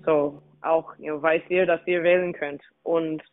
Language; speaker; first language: German; non-native, fluent; English